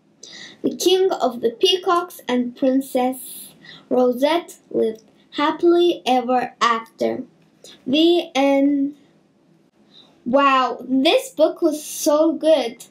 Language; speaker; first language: English; native; English